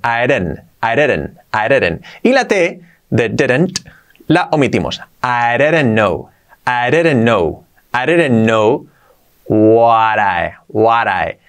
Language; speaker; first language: English; non-native, fluent; Spanish